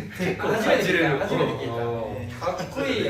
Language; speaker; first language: Japanese; native; Japanese